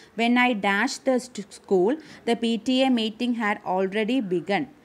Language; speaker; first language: English; non-native, local second language; Malayalam